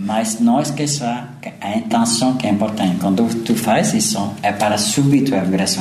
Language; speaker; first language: Spanish; non-native, learner; French